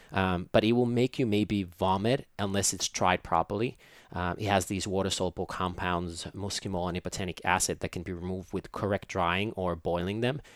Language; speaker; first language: English; non-native, fluent; Finnish